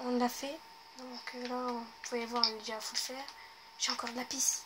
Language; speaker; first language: French; native; French